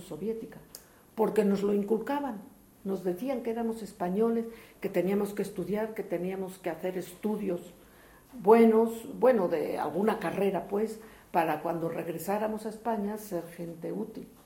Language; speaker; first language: Spanish; early bilingual, heritage; Spanish